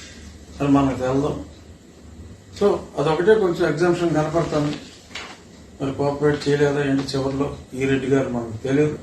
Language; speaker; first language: Telugu; native; Telugu